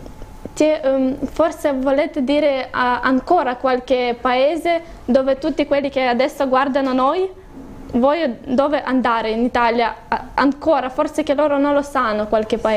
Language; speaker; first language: Italian; non-native, learner; Russian